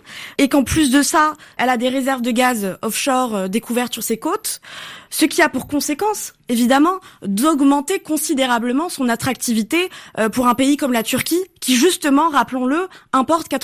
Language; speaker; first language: French; native; French